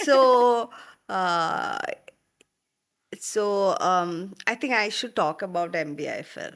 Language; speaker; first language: English; non-native, local second language; Malayalam